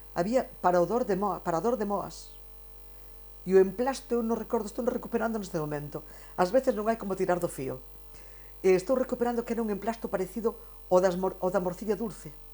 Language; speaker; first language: Galician; non-native, local second language; Spanish